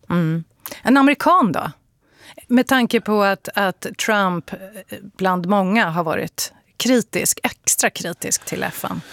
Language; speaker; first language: Swedish; native; Swedish